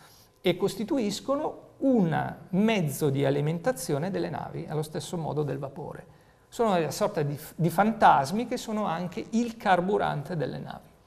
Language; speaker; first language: Italian; native; Italian